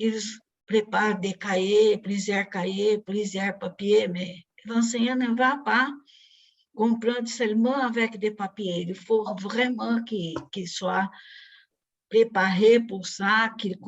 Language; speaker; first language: French; non-native, fluent; Portuguese